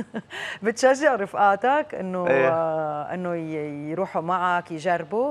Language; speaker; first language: Arabic; native; Arabic